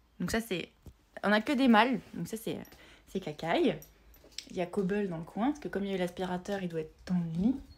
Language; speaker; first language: French; native; French